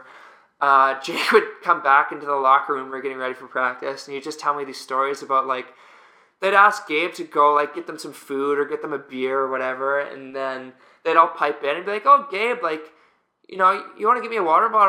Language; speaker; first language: English; native; English